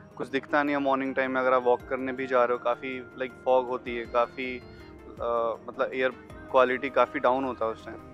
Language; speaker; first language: Hindi; native; Hindi